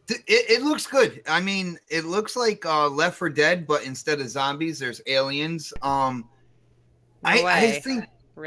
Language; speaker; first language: English; native; English